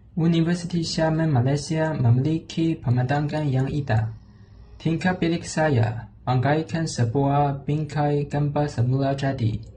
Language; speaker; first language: Malay; non-native, learner; Chinese